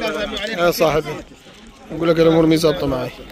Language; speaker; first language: Arabic; native; Arabic